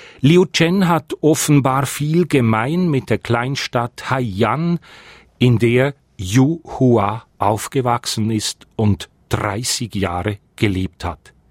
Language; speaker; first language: German; native; German